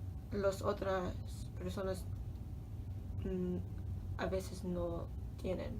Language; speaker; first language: Spanish; non-native, learner; English